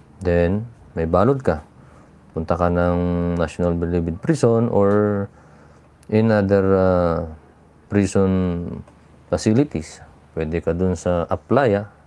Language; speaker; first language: Filipino; non-native, local second language; Iloko